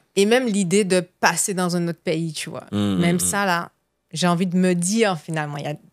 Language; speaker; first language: French; native; French